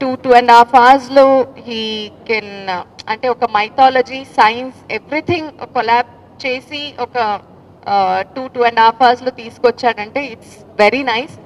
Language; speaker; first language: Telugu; non-native, fluent; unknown